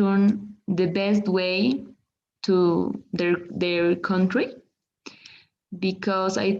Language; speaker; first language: English; non-native, learner; Spanish